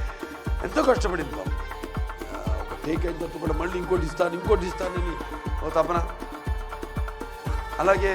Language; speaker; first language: Telugu; native; Telugu